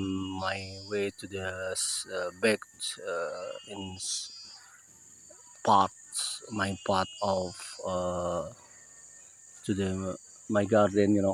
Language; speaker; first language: English; non-native, learner; Indonesian